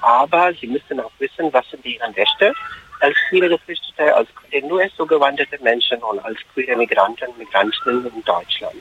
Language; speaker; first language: German; non-native, fluent; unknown